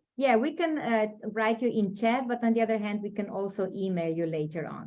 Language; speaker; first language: English; non-native, fluent; Slovenian